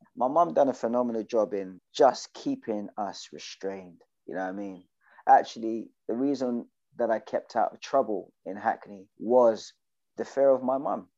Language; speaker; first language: English; native; English